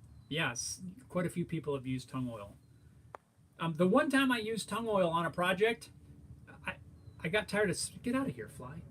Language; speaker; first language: English; native; English